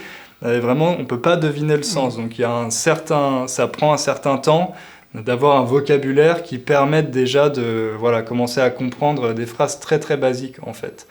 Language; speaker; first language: French; native; French